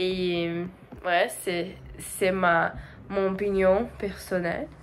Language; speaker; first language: French; non-native, learner; Portuguese